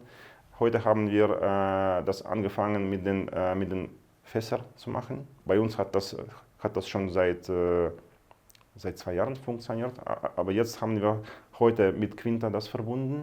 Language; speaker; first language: German; non-native, fluent; Russian